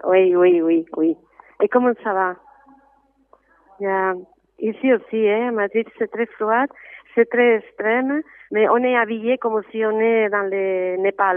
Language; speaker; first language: French; non-native, fluent; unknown